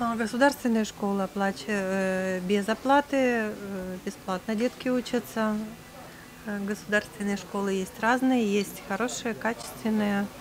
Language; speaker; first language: Russian; native; Russian